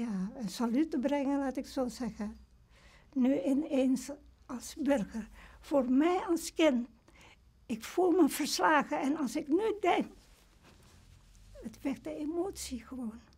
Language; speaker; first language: Dutch; early bilingual, other home language; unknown